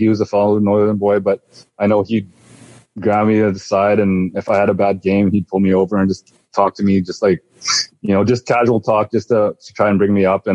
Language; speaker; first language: English; native; English